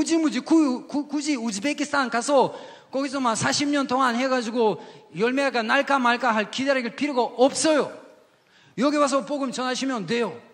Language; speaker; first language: Korean; non-native, fluent; Russian